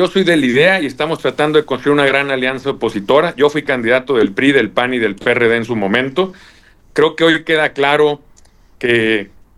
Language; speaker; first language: Spanish; native; Spanish